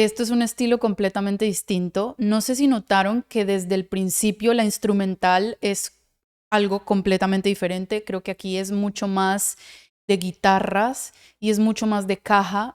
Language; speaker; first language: Spanish; native; Spanish